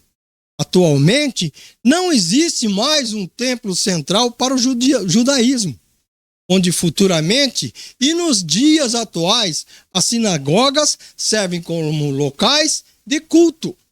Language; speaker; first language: Portuguese; native; Portuguese